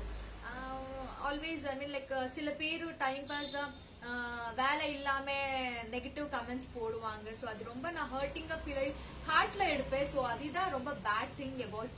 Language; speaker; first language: Tamil; non-native, learner; Telugu